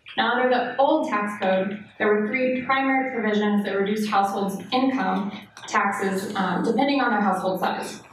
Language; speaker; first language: English; native; English